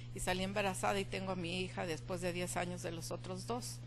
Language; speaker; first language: Spanish; native; Spanish